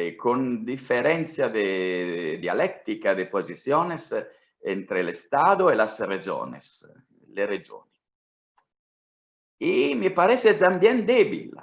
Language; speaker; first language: Spanish; non-native, fluent; Italian